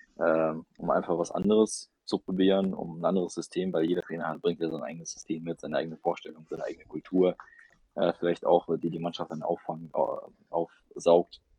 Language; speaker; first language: German; early bilingual, other home language; Russian